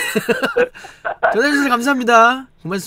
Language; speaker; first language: Korean; native; Korean